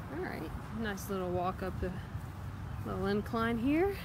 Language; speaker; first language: English; native; English